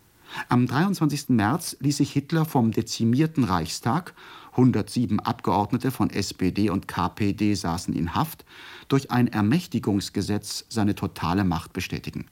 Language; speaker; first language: German; native; German